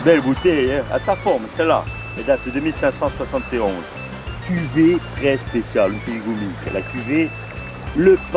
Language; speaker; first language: French; native; French